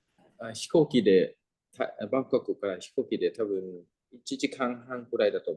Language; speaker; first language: Japanese; non-native, fluent; Thai